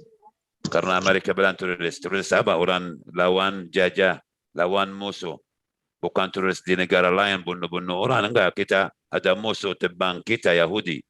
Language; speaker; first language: Indonesian; non-native, learner; Arabic